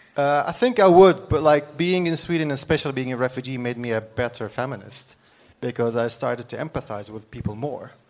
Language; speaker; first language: English; non-native, fluent; Arabic